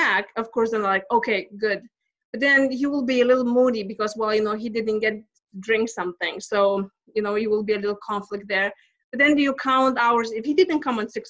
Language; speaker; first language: English; non-native, fluent; Lithuanian